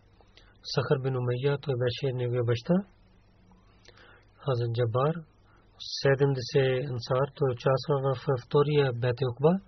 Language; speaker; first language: Bulgarian; non-native, learner; Urdu